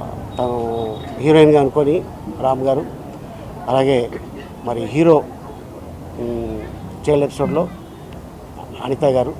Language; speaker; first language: Telugu; native; Telugu